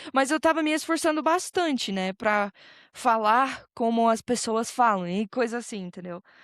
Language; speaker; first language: Portuguese; non-native, fluent; English